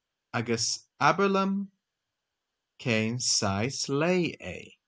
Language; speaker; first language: Irish; non-native, local second language; English